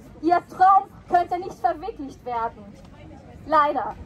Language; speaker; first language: German; non-native, fluent; Persian